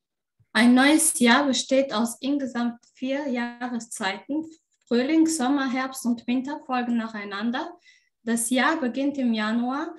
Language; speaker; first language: German; non-native, learner; Turkish